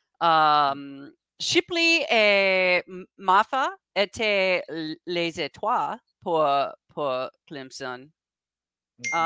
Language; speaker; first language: French; non-native, learner; English